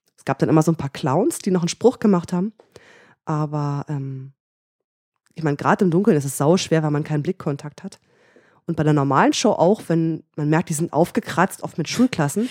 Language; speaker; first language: German; native; German